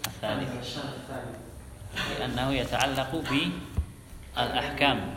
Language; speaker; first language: Arabic; non-native, fluent; Indonesian